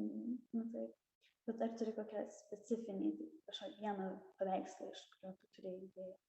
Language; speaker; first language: Lithuanian; early bilingual, heritage; Russian